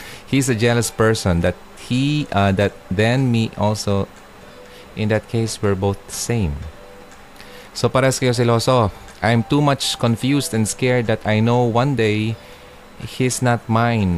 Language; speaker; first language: English; non-native, local second language; Filipino